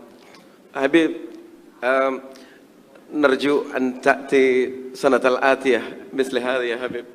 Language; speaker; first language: Arabic; non-native, learner; Indonesian